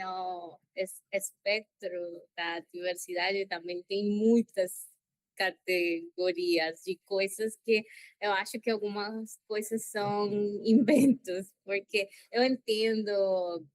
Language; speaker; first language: Portuguese; non-native, learner; Spanish